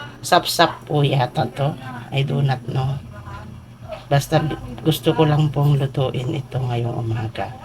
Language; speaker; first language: Filipino; non-native, local second language; Iloko